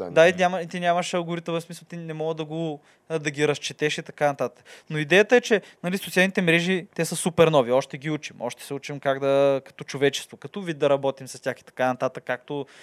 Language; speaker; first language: Bulgarian; native; Bulgarian